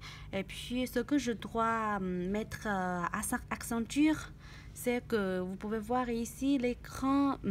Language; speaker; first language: French; non-native, learner; Chinese